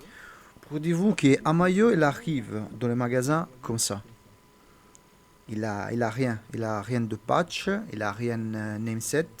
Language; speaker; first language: French; non-native, learner; Italian